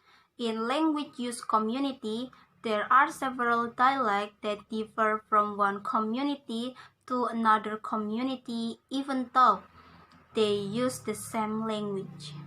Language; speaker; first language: English; non-native, learner; Indonesian